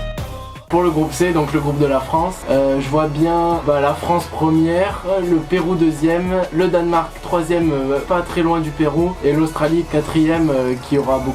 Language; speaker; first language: French; native; French